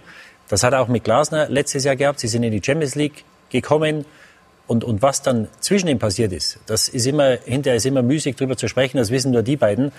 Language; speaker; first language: German; native; German